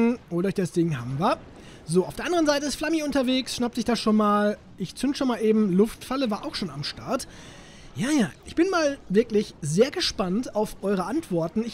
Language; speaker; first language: German; native; German